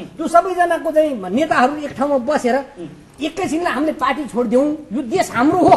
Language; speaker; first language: Nepali; native; Nepali